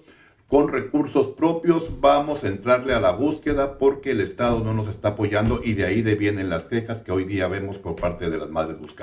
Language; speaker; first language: Spanish; native; Spanish